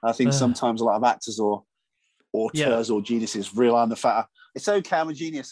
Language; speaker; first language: English; native; English